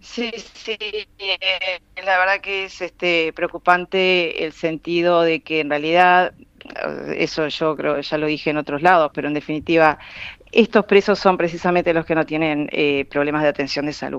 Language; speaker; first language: Spanish; native; Spanish